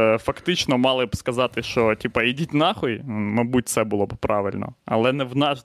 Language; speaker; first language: Ukrainian; non-native, local second language; Russian